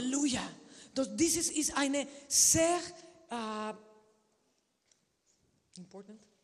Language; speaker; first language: German; non-native, learner; Spanish